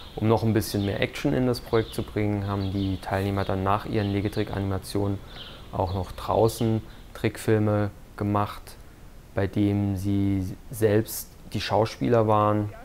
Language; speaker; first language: German; native; German